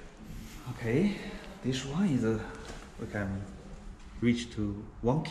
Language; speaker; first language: English; non-native, learner; Chinese